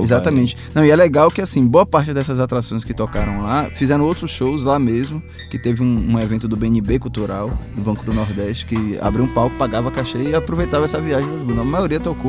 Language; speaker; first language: Portuguese; native; Portuguese